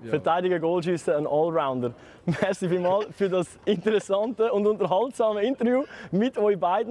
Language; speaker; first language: German; native; German